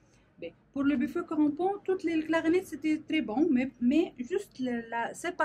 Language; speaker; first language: French; non-native, learner; Arabic